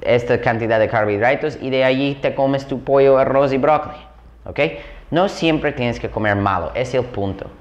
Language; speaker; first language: Spanish; non-native, fluent; English